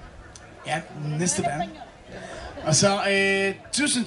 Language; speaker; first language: Danish; non-native, learner; Spanish